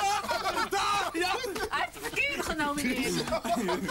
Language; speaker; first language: Dutch; native; Dutch